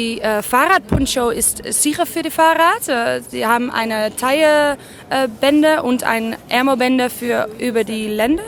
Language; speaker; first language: German; non-native, learner; Dutch